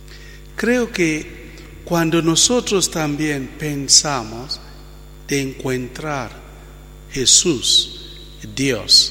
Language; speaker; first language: Spanish; non-native, fluent; Italian